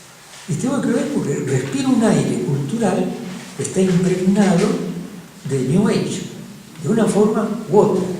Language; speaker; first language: Spanish; native; Spanish